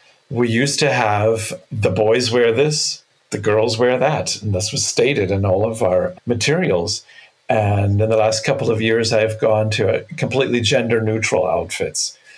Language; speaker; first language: English; native; English